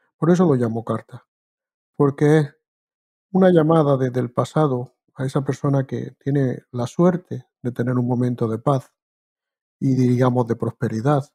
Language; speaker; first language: Spanish; native; Spanish